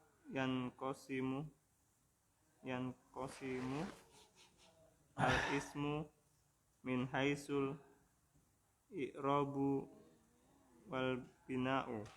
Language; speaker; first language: Arabic; non-native, learner; Indonesian